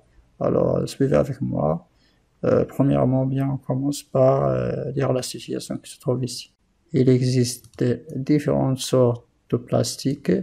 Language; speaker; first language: French; non-native, local second language; Arabic